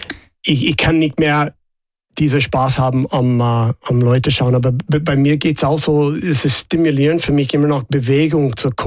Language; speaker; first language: German; non-native, fluent; English